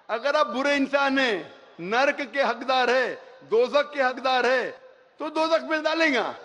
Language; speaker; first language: Hindi; non-native, local second language; Konkani